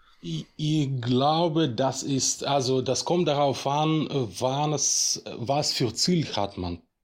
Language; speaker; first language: German; non-native, fluent; Russian